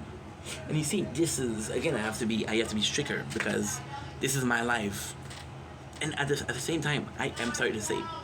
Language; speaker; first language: English; non-native, local second language; French